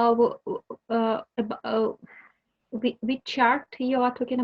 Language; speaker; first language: English; non-native, learner; Russian